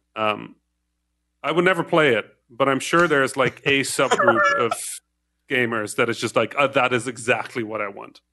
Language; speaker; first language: English; non-native, fluent; Dutch